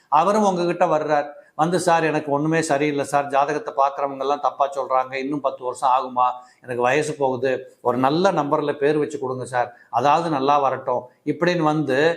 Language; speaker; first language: Tamil; native; Tamil